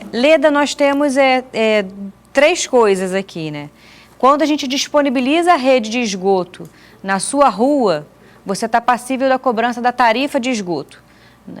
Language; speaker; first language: Portuguese; native; Portuguese